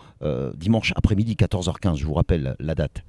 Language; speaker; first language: French; native; French